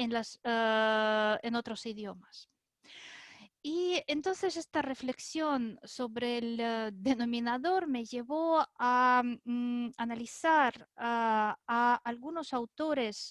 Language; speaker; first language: Spanish; non-native, fluent; Russian